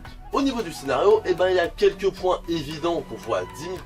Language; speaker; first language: French; native; French